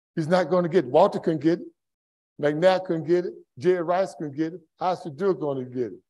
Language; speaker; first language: English; native; English